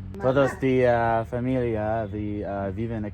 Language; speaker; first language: Spanish; non-native, learner; English